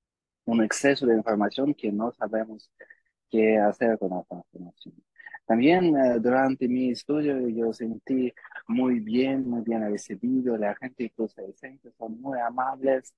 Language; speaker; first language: Spanish; non-native, learner; Russian